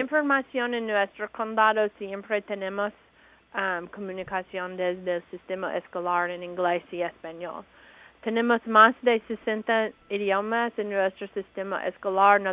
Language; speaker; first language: Spanish; non-native, learner; English